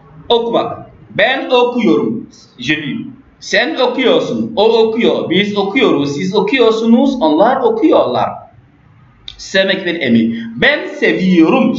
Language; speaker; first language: Turkish; non-native, learner; French